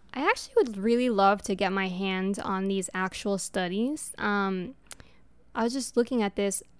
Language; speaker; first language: English; early bilingual, other home language; Spanish